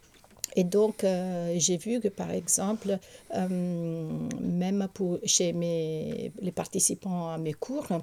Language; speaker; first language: French; non-native, fluent; Italian